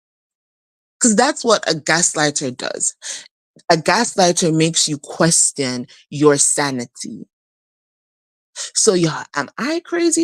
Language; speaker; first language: English; native; English